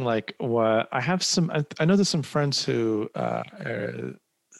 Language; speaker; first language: English; early bilingual, other home language; Somali